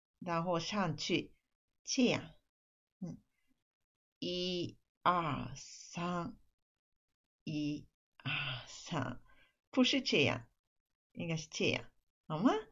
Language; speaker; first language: Chinese; non-native, fluent; Japanese